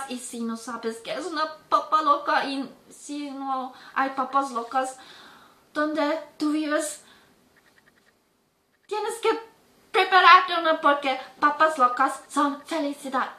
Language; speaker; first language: Spanish; non-native, learner; German